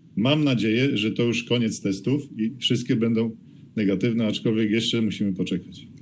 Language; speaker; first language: Polish; native; Polish